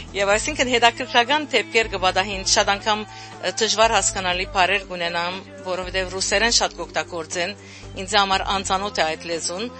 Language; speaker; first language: Armenian; early bilingual, heritage; Armenian